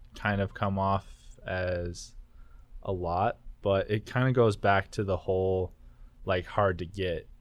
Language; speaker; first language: English; native; English